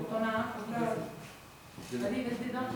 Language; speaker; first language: French; native; French